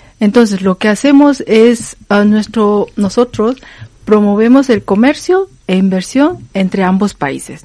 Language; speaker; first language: Spanish; non-native, fluent; Korean